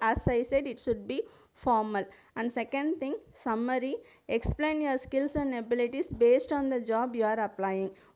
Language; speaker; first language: English; non-native, local second language; Tamil